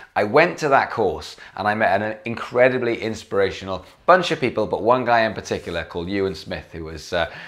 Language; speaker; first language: English; native; English